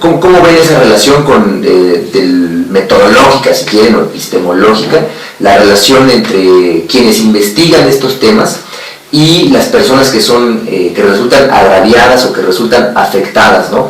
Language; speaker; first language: Spanish; native; Spanish